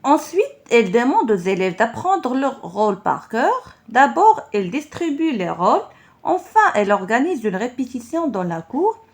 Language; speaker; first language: French; non-native, local second language; Arabic